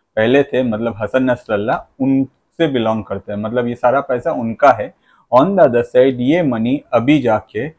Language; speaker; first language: Hindi; non-native, local second language; Bangla